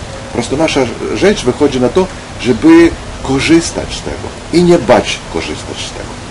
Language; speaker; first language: Polish; non-native, learner; Ukrainian